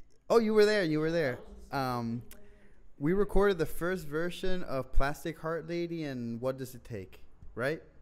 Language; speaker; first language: English; early bilingual, other home language; Spanish